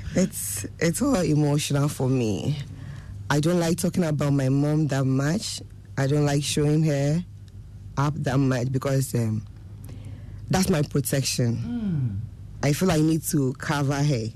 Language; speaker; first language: English; non-native, local second language; Akan